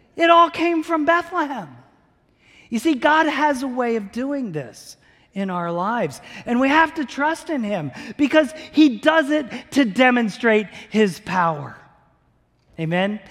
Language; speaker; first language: English; native; English